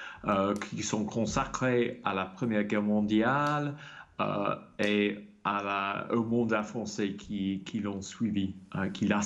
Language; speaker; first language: French; non-native, fluent; English